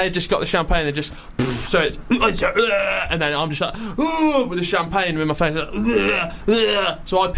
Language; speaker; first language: English; native; English